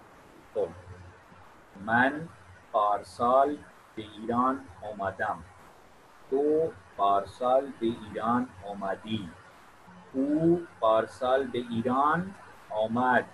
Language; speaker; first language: Persian; non-native, fluent; Urdu